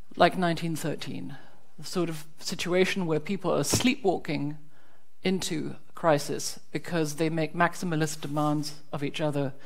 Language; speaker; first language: English; non-native, fluent; German